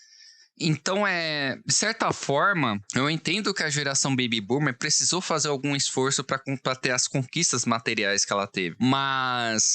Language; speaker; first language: Portuguese; native; Portuguese